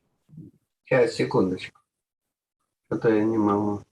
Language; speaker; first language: Russian; native; Russian